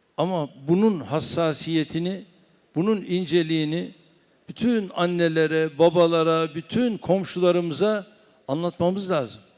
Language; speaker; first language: Turkish; native; Turkish